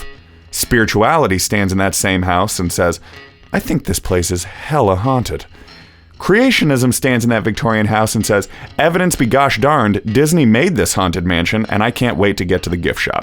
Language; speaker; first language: English; native; English